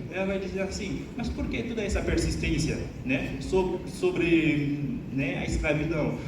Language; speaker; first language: Portuguese; non-native, fluent; Haitian Creole